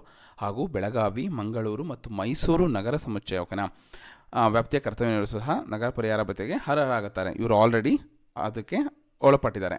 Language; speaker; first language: Kannada; native; Kannada